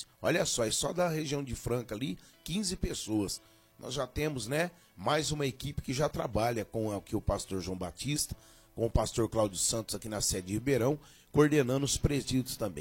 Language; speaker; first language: Portuguese; native; Portuguese